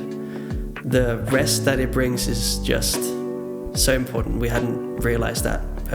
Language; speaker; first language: English; non-native, fluent; Dutch